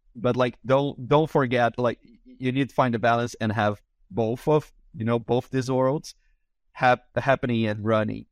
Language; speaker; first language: English; non-native, fluent; Portuguese